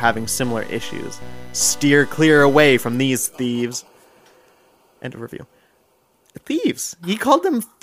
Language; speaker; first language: English; native; English